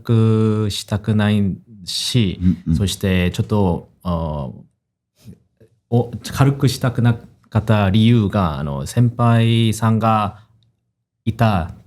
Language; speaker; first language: Japanese; non-native, fluent; Korean